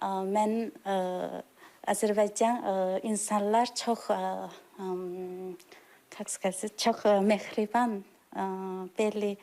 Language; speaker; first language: Azerbaijani; non-native, learner; Chinese